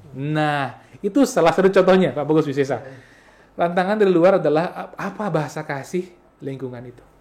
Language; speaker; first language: Indonesian; non-native, local second language; Balinese